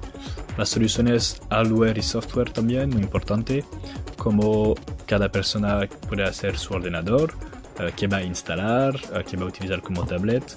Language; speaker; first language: Spanish; non-native, learner; French